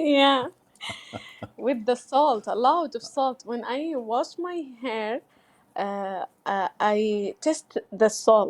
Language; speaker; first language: English; non-native, learner; Arabic